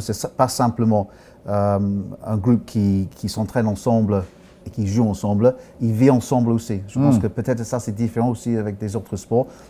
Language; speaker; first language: French; non-native, fluent; English